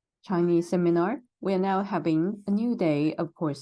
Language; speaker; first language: English; non-native, fluent; Chinese